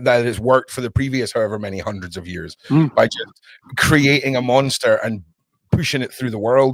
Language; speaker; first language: English; native; English